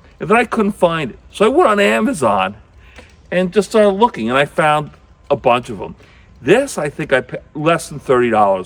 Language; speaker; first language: English; native; English